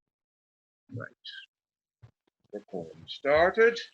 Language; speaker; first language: English; native; English